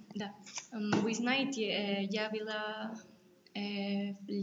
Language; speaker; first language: Russian; non-native, learner; Spanish